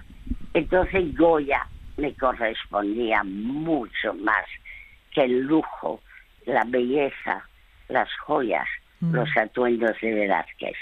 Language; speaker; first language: Spanish; early bilingual, other home language; French